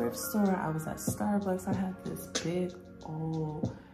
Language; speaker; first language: English; native; English